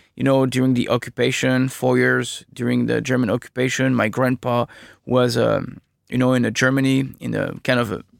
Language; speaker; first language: English; non-native, fluent; French